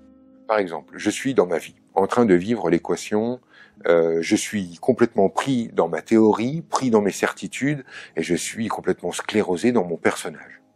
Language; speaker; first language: French; native; French